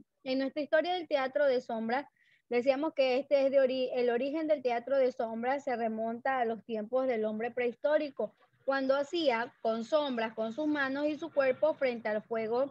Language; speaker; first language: Spanish; native; Spanish